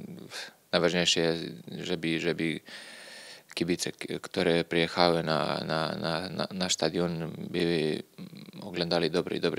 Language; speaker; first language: Polish; non-native, learner; Serbian